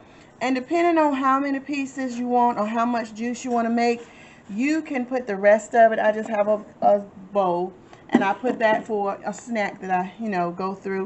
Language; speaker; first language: English; native; English